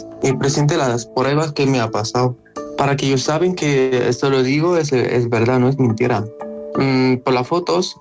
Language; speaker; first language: Spanish; non-native, learner; Arabic